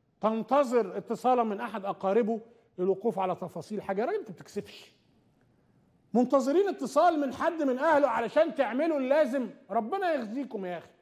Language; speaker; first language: Arabic; native; Arabic